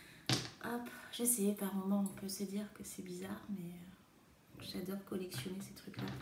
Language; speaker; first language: French; native; French